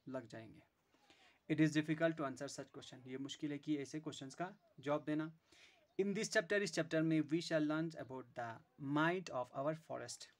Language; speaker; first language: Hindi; non-native, local second language; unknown